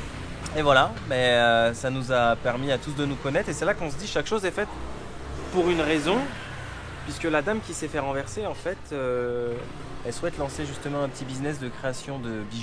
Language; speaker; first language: French; native; French